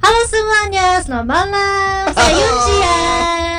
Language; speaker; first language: Indonesian; non-native, learner; Korean